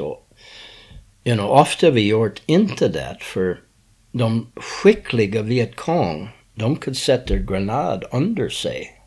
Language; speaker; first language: Swedish; non-native, learner; English